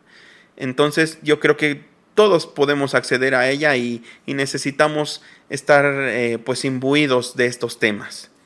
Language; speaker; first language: Spanish; native; Spanish